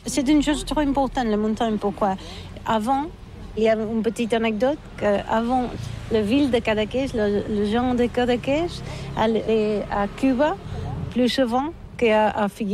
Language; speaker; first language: French; non-native, learner; Catalan